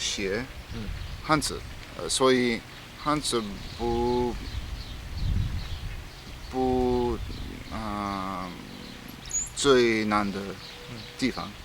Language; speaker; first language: Chinese; non-native, learner; English